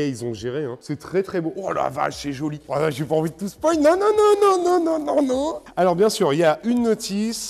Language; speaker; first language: French; native; French